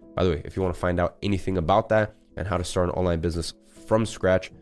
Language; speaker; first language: English; native; English